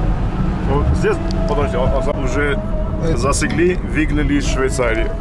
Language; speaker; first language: Russian; non-native, learner; Armenian